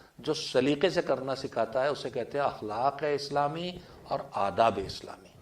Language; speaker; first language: Urdu; native; Urdu